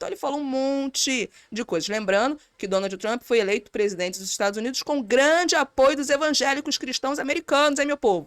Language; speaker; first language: Portuguese; native; Portuguese